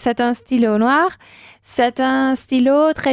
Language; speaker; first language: French; non-native, learner; Spanish